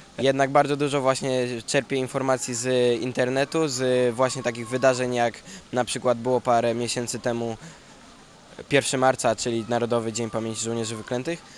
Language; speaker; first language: Polish; native; Polish